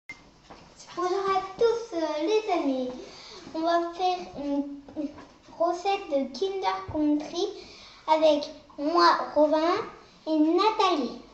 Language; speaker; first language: French; native; French